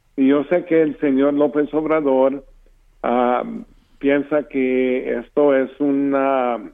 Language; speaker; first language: Spanish; early bilingual, heritage; English